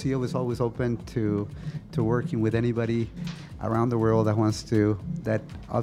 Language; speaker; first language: English; non-native, fluent; Spanish